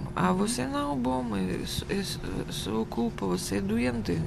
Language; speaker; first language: Portuguese; non-native, learner; Russian